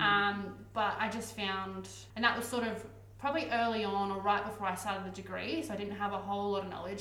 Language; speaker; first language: English; native; English